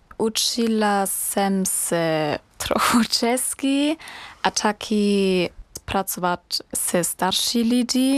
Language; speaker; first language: Czech; non-native, learner; German